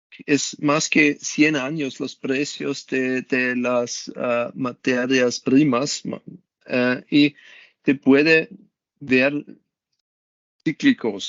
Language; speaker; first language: Spanish; non-native, learner; German